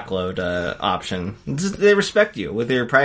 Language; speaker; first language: English; native; English